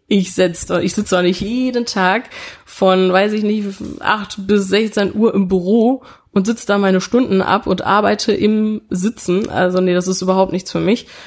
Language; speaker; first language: German; early bilingual, other home language; Italian